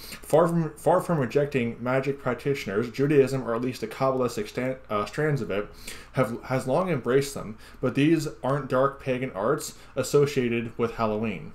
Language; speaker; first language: English; native; English